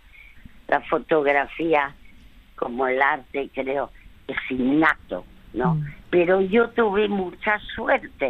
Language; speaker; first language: Spanish; non-native, fluent; French